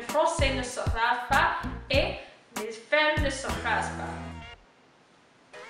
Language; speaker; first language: French; non-native, learner; English